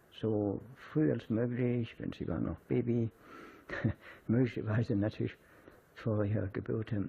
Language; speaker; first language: German; non-native, fluent; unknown